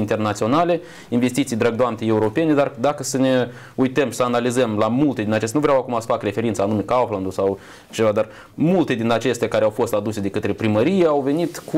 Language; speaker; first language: Romanian; native; Romanian